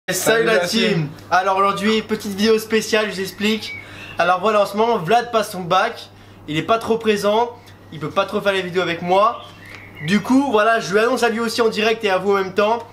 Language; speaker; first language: French; native; French